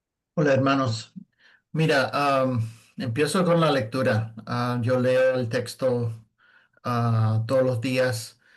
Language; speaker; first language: Spanish; non-native, fluent; English